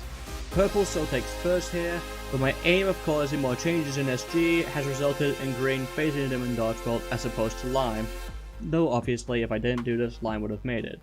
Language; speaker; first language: English; native; English